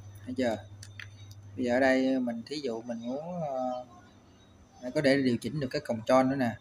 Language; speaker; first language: Vietnamese; native; Vietnamese